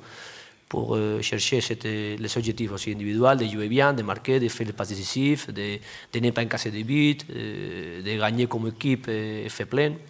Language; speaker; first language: French; non-native, fluent; Spanish